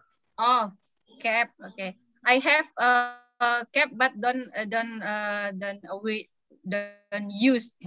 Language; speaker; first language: English; non-native, learner; Indonesian